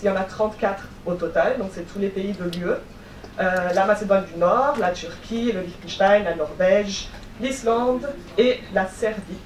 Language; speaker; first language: French; native; French